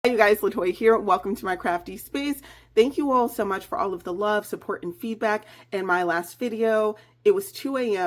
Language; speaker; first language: English; native; English